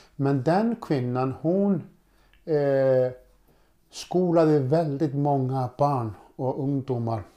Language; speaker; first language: Swedish; non-native, fluent; Icelandic